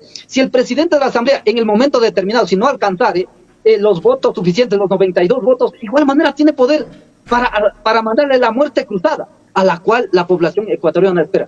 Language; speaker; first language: Spanish; native; Spanish